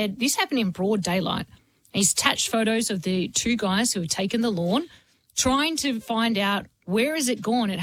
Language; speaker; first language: English; native; English